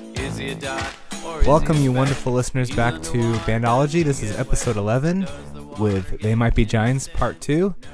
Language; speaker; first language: English; native; English